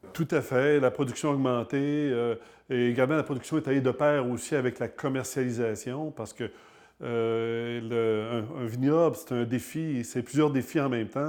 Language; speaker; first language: French; native; French